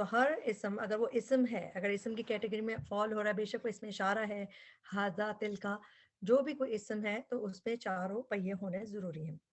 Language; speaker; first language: Urdu; native; Urdu